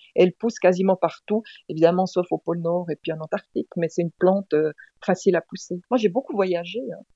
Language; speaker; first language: French; native; French